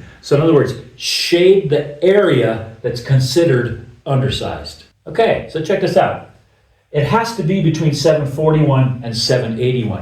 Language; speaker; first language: English; native; English